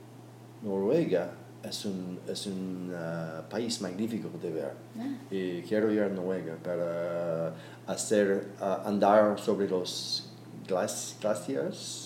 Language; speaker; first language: Spanish; non-native, learner; English